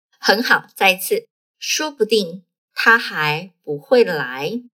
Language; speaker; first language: Chinese; non-native, fluent; Portuguese